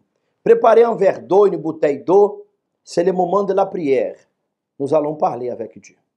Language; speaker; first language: French; non-native, fluent; Portuguese